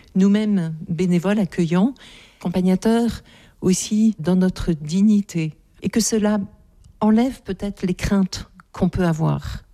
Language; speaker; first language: French; native; French